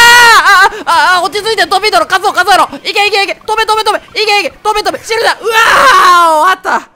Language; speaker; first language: Japanese; native; Japanese